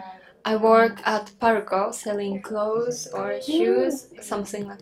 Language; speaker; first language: English; non-native, learner; Japanese